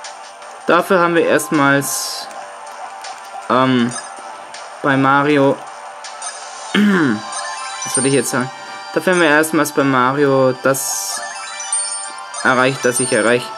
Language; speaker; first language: German; native; German